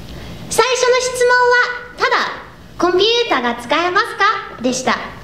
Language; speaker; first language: Japanese; non-native, learner; English